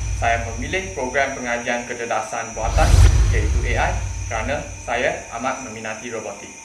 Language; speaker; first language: Malay; non-native, local second language; Chinese